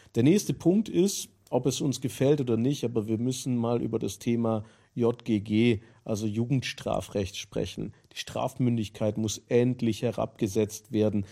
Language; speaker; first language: German; native; German